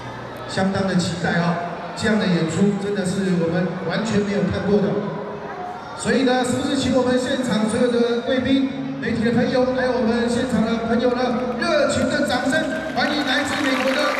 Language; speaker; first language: Chinese; native; Chinese